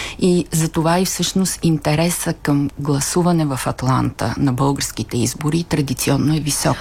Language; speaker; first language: Bulgarian; native; Bulgarian